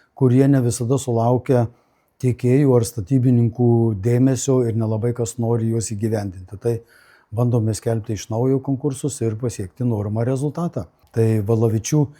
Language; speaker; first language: Lithuanian; native; Lithuanian